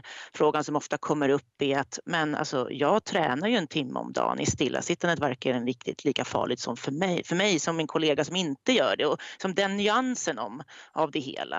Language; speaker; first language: Swedish; native; Swedish